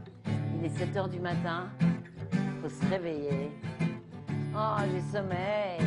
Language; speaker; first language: French; native; French